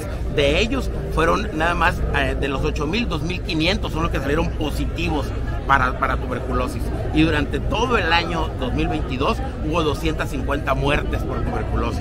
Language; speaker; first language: Spanish; native; Spanish